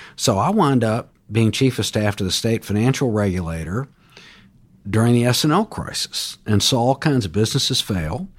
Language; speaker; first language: English; native; English